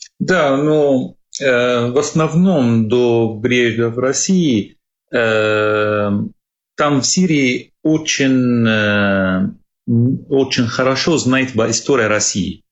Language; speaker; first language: Russian; non-native, learner; Arabic